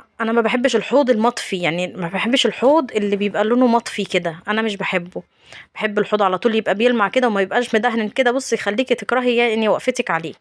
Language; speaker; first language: Arabic; native; Arabic